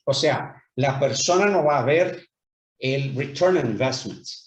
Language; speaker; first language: Spanish; non-native, fluent; Portuguese